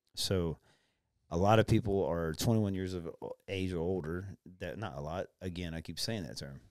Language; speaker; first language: English; native; English